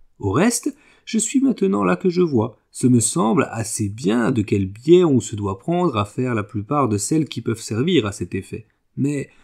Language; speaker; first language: French; native; French